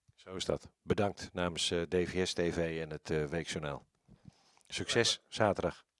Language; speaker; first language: Dutch; native; Dutch